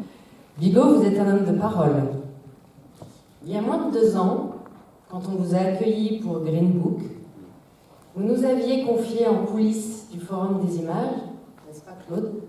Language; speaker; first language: French; native; French